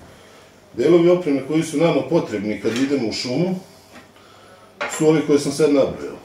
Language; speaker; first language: Serbian; native; Serbian